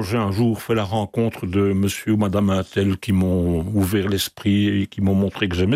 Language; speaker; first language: French; native; French